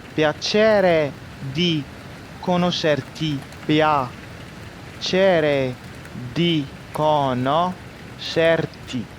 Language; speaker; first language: Italian; non-native, fluent; Arabic